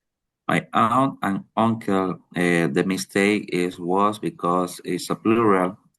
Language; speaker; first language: English; non-native, learner; Spanish